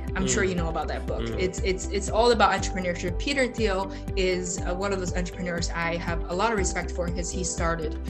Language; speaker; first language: English; non-native, fluent; Chinese